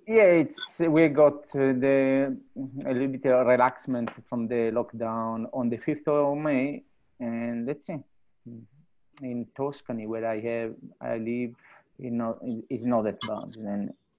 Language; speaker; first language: English; non-native, fluent; Italian